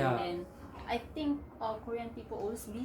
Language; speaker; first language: English; non-native, local second language; Filipino